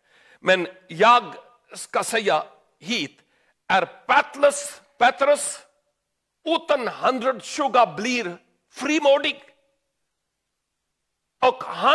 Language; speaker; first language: Swedish; non-native, learner; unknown